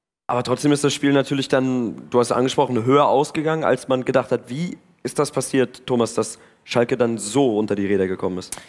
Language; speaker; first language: German; native; German